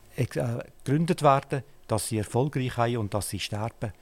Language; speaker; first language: German; native; German